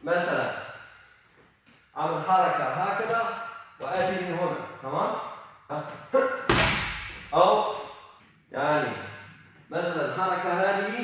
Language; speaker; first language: Arabic; non-native, learner; Polish